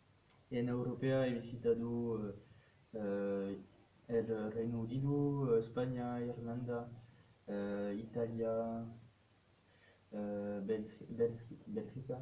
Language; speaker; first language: Spanish; non-native, fluent; French